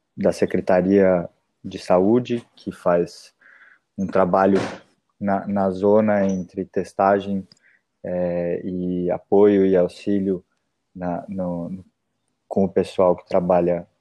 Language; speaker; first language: Portuguese; native; Portuguese